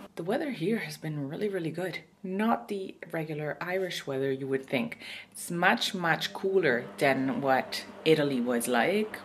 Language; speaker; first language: English; non-native, fluent; Italian